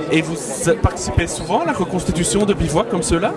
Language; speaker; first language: French; native; French